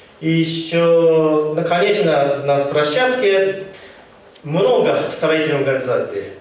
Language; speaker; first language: Russian; non-native, learner; Japanese